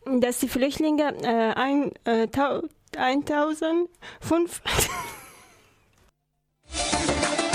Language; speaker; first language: German; non-native, learner; Persian